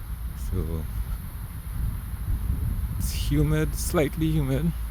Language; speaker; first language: English; native; English